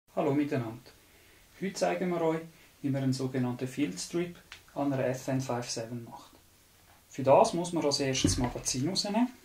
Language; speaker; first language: German; non-native, local second language; Swiss German